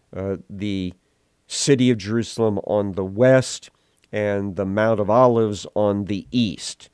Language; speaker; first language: English; native; English